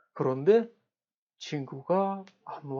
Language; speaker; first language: Korean; non-native, fluent; Kazakh